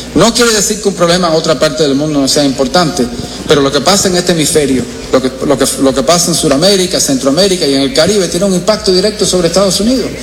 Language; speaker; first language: Spanish; early bilingual, heritage; Spanish